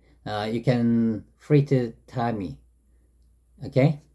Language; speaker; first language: English; non-native, learner; Korean